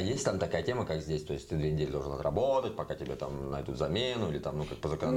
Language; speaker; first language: Russian; native; Russian